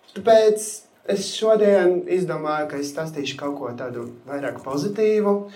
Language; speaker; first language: Latvian; non-native, local second language; Russian